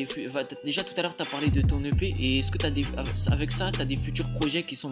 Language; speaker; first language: French; native; French